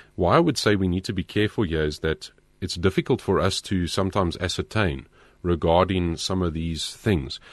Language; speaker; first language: English; native; English